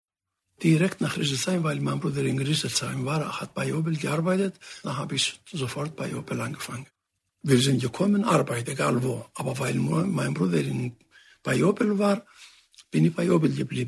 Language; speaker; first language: German; non-native, fluent; Greek